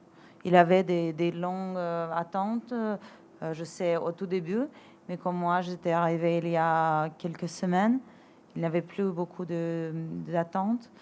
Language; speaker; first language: French; non-native, fluent; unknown